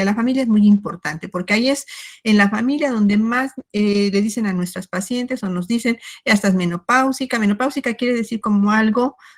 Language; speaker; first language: Spanish; native; Spanish